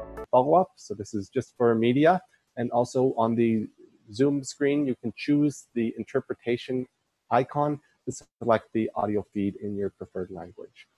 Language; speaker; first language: English; native; English